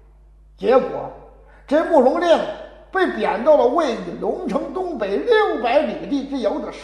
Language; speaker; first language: Chinese; native; Chinese